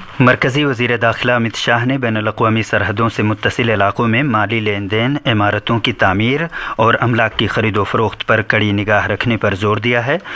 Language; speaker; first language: Urdu; native; Urdu